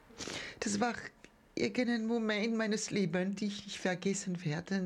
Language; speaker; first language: German; non-native, fluent; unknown